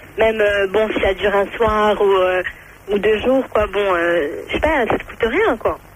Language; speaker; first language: French; early bilingual, other home language; Arabic